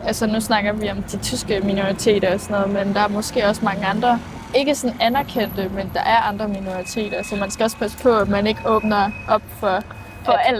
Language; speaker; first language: Danish; native; Danish